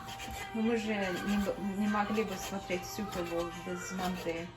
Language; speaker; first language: Russian; early bilingual, heritage; English